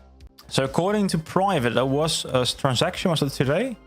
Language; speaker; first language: English; non-native, fluent; Dutch